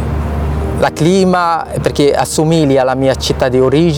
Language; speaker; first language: Italian; non-native, fluent; Arabic